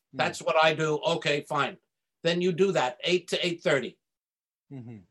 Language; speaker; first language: English; native; English